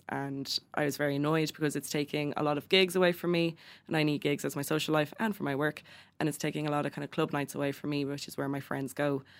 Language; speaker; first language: English; native; English